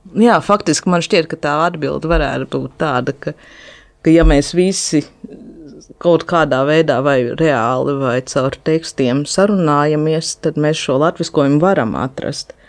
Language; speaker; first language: Latvian; native; Latvian